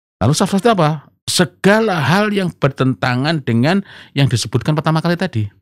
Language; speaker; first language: Indonesian; non-native, local second language; Javanese